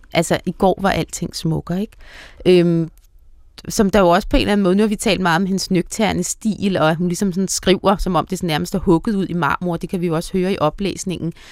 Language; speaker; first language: Danish; native; Danish